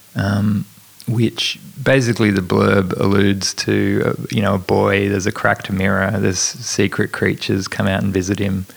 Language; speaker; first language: English; native; English